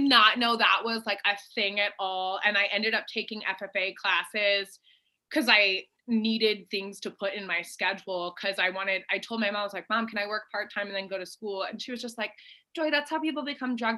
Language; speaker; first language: English; native; English